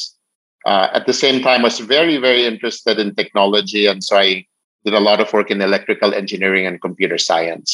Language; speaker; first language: English; non-native, local second language; Filipino